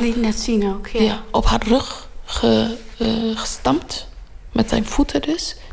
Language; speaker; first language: Dutch; non-native, fluent; Tigrinya